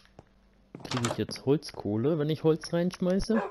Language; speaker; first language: German; native; German